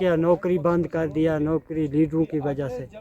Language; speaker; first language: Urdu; non-native, local second language; Kashmiri